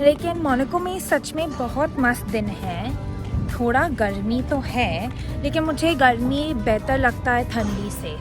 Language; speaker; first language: Hindi; non-native, local second language; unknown